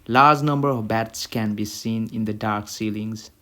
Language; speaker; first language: English; non-native, local second language; Nepali